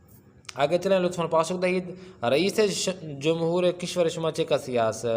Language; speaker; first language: Persian; non-native, fluent; Urdu